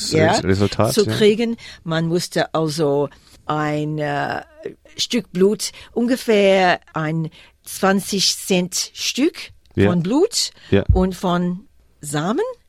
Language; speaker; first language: German; non-native, fluent; English